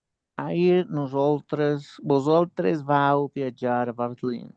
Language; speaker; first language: Catalan; non-native, learner; Spanish